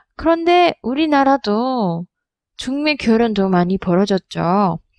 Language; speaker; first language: Korean; non-native, learner; Indonesian